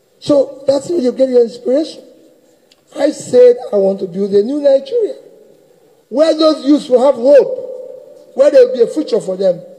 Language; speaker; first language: English; native; English